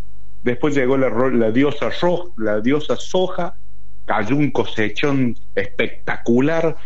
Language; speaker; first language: Spanish; native; Spanish